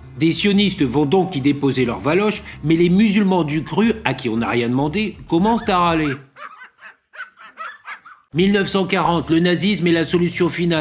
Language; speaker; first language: French; native; French